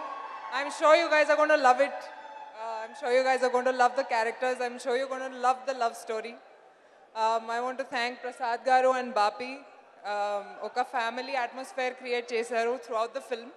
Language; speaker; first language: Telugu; non-native, learner; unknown